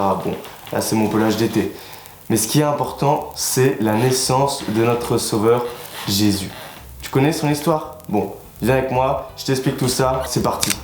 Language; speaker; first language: French; native; French